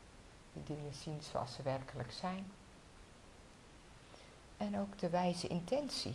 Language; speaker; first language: Dutch; native; Dutch